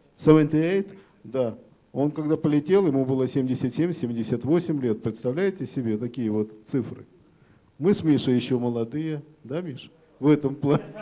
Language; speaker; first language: Russian; native; Russian